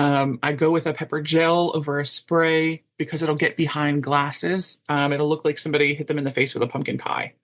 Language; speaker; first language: English; native; English